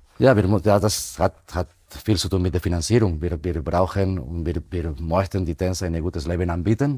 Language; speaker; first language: German; non-native, fluent; Spanish